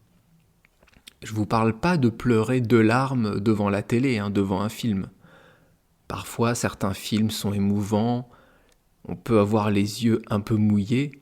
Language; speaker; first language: French; native; French